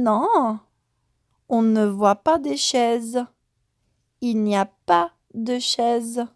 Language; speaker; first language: French; non-native, fluent; Spanish